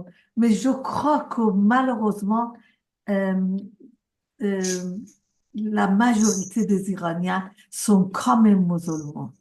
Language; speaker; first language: French; non-native, fluent; Persian